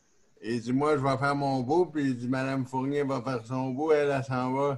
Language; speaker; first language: French; native; French